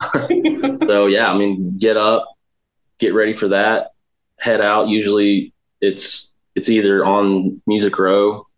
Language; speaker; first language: English; native; English